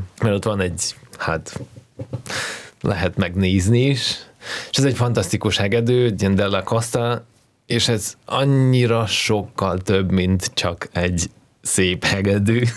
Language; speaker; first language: Hungarian; non-native, fluent; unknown